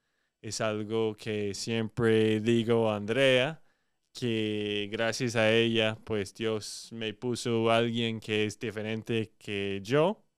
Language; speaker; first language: Spanish; non-native, fluent; English